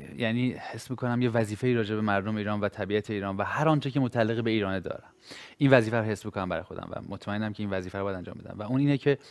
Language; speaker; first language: Persian; native; Persian